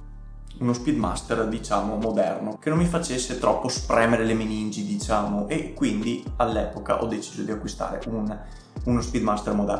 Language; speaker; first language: Italian; native; Italian